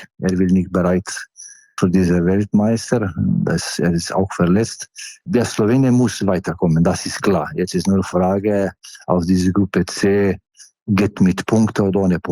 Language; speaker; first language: German; non-native, fluent; Slovenian